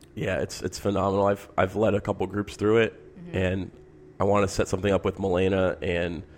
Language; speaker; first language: English; native; English